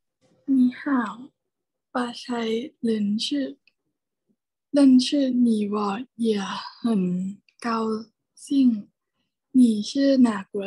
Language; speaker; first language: Chinese; non-native, learner; Thai